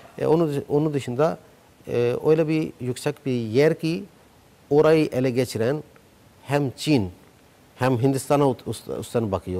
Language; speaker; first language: Turkish; non-native, fluent; Urdu